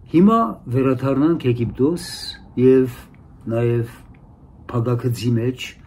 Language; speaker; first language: Armenian; early bilingual, heritage; Arabic